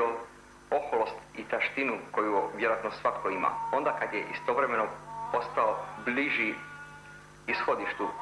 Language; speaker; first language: Croatian; native; Croatian